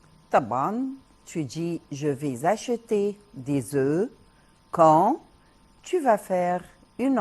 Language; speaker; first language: French; non-native, fluent; Arabic